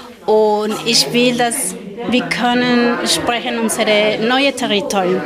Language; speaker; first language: German; non-native, learner; Spanish